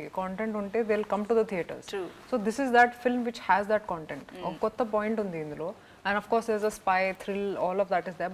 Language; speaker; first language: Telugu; non-native, local second language; Hindi